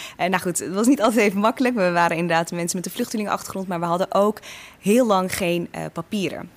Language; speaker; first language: Dutch; early bilingual, other home language; Tigrinya